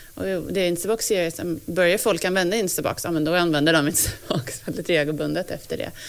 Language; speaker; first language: Swedish; non-native, fluent; English